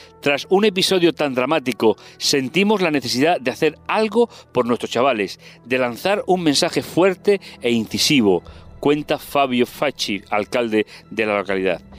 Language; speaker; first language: Spanish; native; Spanish